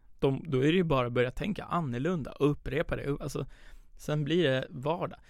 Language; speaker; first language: Swedish; early bilingual, other home language; Persian